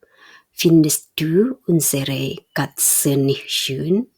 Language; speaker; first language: German; non-native, fluent; Indonesian